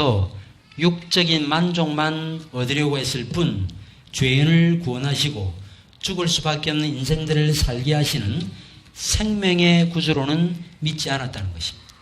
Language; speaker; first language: Korean; native; Korean